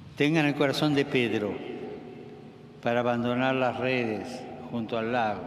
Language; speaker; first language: Spanish; native; Spanish